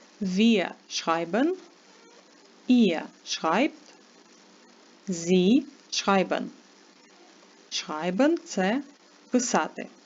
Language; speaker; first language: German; non-native, fluent; Ukrainian